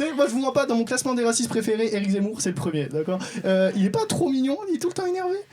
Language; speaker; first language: French; non-native, local second language; Arabic